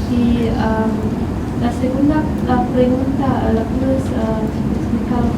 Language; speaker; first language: Spanish; non-native, fluent; German